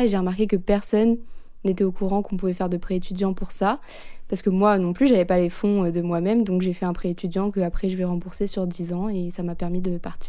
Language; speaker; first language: French; native; French